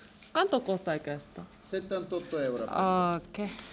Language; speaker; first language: Italian; non-native, learner; Korean